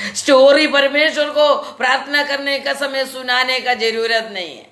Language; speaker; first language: Hindi; non-native, local second language; Malayalam